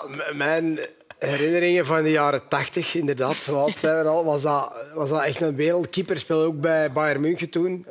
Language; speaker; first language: Dutch; native; Dutch